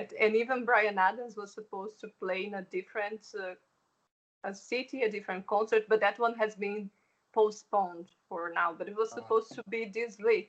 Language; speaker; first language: English; non-native, fluent; Portuguese